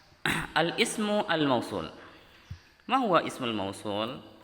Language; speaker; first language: Arabic; non-native, learner; Indonesian